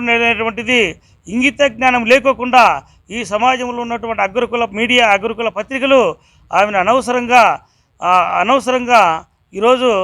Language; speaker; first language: Telugu; native; Telugu